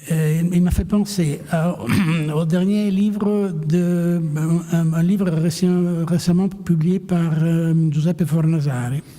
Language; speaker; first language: French; non-native, fluent; Italian